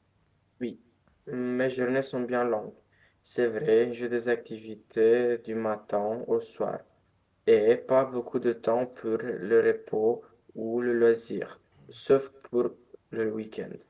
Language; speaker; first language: French; non-native, learner; Romanian